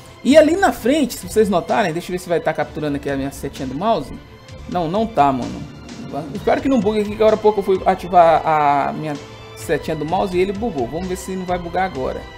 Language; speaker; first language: Portuguese; native; Portuguese